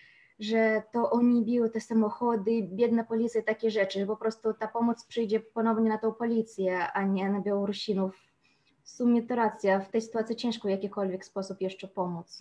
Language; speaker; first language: Polish; non-native, fluent; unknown